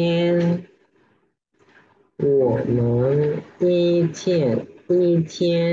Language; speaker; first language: Chinese; non-native, learner; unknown